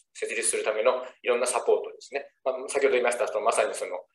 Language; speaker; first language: Japanese; native; Japanese